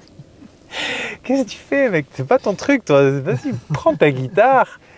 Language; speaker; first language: French; native; French